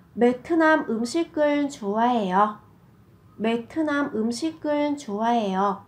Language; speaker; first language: Korean; non-native, fluent; Vietnamese